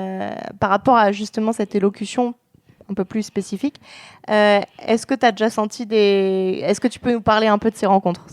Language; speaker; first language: French; native; French